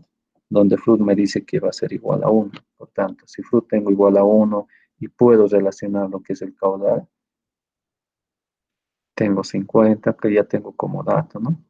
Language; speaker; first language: Spanish; native; Spanish